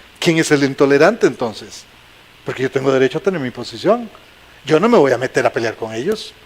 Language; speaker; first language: Spanish; native; Spanish